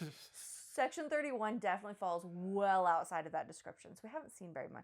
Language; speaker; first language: English; native; English